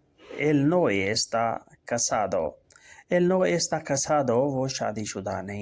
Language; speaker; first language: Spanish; non-native, fluent; Urdu